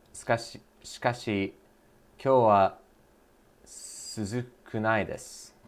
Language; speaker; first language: Japanese; non-native, learner; English